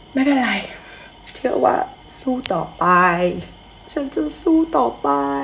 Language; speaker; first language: Thai; non-native, fluent; Russian